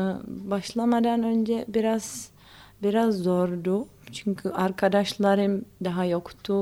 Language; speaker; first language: Turkish; non-native, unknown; Czech